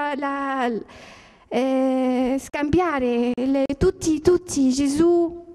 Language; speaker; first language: Italian; non-native, learner; Arabic